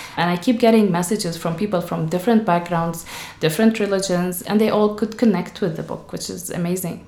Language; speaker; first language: English; non-native, fluent; Arabic